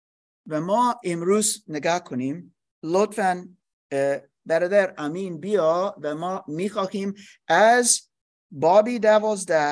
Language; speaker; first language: Persian; non-native, learner; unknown